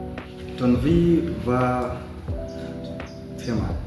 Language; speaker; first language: French; non-native, learner; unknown